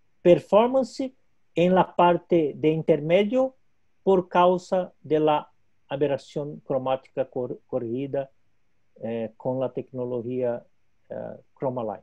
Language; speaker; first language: Spanish; non-native, local second language; Portuguese